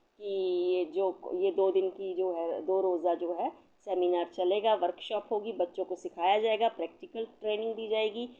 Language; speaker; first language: Hindi; non-native, local second language; Punjabi